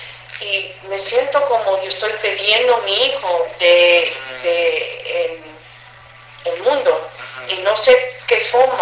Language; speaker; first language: Spanish; early bilingual, heritage; English